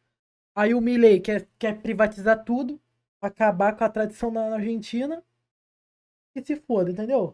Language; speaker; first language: Portuguese; native; Portuguese